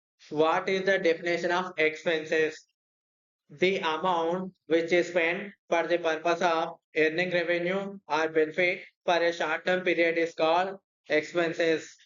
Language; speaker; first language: English; non-native, local second language; Telugu